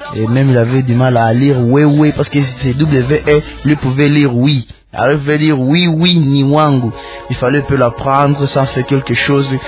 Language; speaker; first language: French; non-native, local second language; Nande